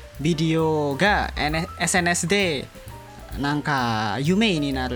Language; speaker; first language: Japanese; non-native, learner; Indonesian